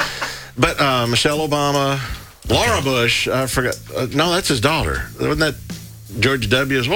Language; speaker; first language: English; native; English